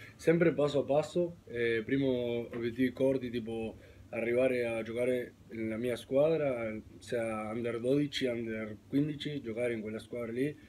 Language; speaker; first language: Italian; non-native, learner; Spanish